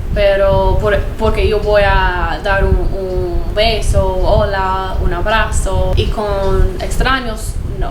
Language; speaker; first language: Spanish; non-native, learner; English